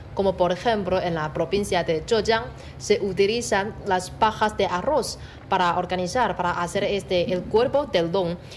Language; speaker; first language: Spanish; non-native, fluent; Chinese